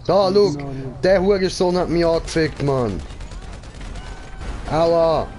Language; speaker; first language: German; native; German